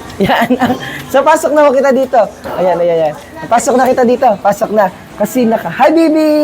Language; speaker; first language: Filipino; native; Filipino